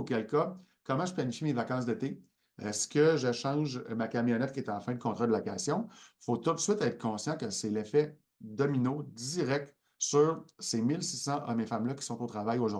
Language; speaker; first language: French; native; French